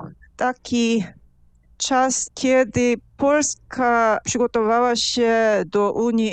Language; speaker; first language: Polish; non-native, fluent; Korean